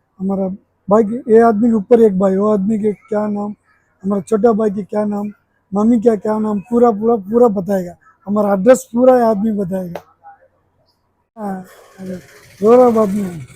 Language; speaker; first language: Hindi; non-native, local second language; Tamil